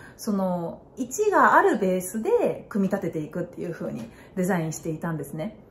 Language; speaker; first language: Japanese; native; Japanese